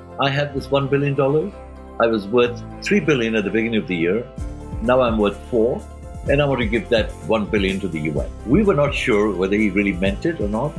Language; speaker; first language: English; non-native, local second language; Urdu